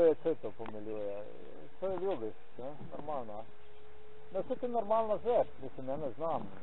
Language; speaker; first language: Polish; non-native, learner; Ukrainian